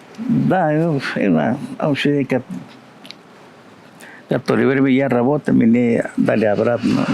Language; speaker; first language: Russian; non-native, learner; Spanish